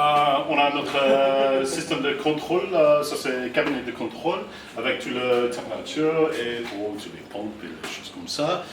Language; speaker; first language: French; non-native, fluent; English